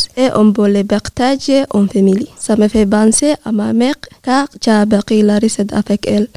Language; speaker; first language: French; non-native, learner; Somali